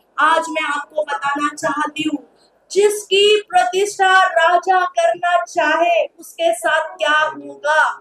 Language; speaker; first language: Hindi; non-native, local second language; Marathi